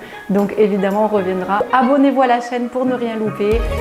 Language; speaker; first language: French; native; French